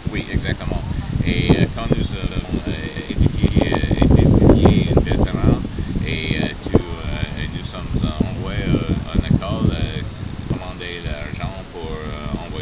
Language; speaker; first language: French; non-native, local second language; English